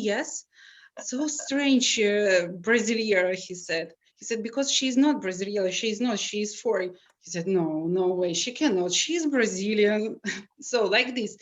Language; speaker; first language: English; non-native, learner; Russian